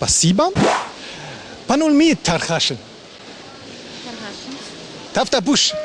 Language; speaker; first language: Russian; non-native, learner; German